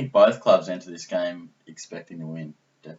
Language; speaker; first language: English; native; English